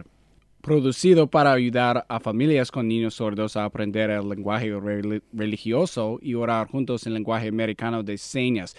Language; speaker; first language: Spanish; non-native, learner; English